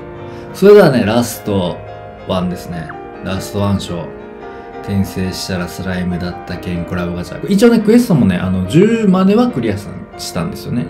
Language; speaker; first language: Japanese; native; Japanese